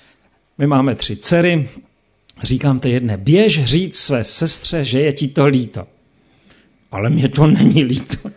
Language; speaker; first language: Czech; native; Czech